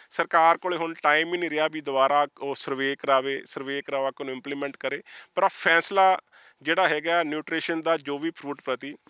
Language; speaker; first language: Punjabi; native; Punjabi